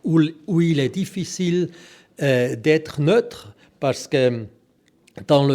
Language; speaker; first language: French; non-native, local second language; German